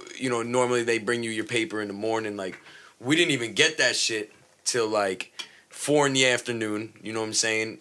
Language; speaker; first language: English; native; English